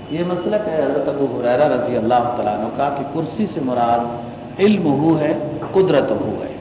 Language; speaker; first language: Urdu; native; Urdu